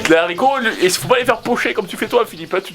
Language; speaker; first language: French; native; French